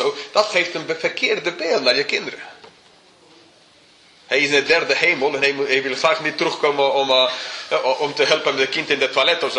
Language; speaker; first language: Dutch; non-native, fluent; English